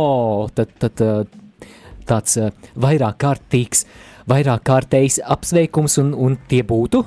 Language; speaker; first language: Latvian; native; Latvian